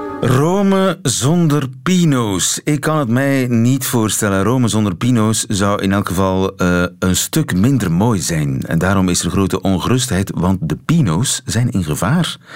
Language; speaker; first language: Dutch; native; Dutch